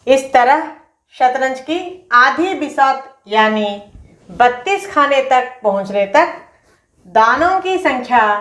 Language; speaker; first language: Hindi; non-native, local second language; Telugu